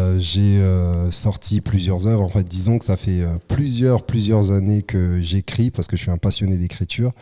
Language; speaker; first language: French; early bilingual, other home language; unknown